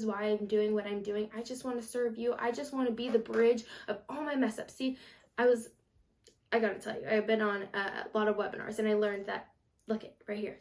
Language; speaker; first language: English; native; English